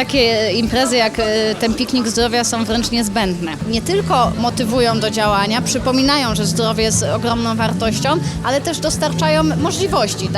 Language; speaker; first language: Polish; native; Polish